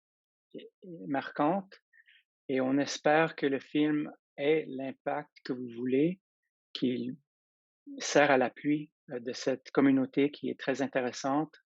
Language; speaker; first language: French; non-native, fluent; English